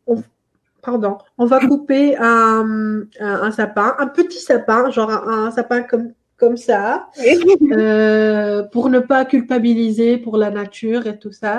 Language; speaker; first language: French; non-native, local second language; Arabic